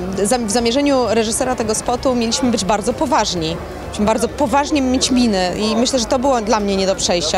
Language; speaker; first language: Polish; native; Polish